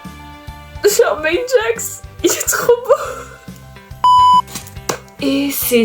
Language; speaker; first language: French; native; French